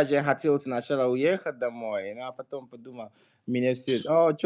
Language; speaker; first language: Russian; non-native, fluent; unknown